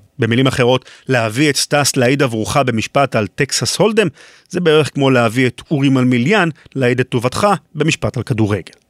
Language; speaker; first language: Hebrew; native; Hebrew